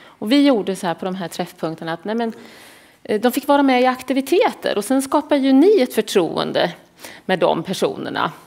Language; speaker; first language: Swedish; native; Swedish